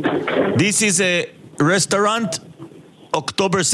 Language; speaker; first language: English; non-native, learner; Hebrew